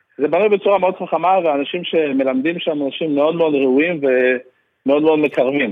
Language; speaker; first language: Hebrew; early bilingual, other home language; Russian